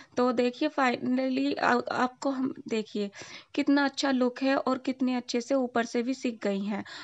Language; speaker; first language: Hindi; native; Hindi